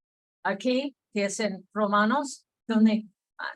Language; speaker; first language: Spanish; non-native, fluent; English